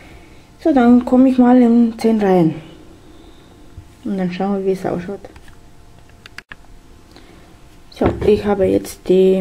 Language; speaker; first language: German; non-native, fluent; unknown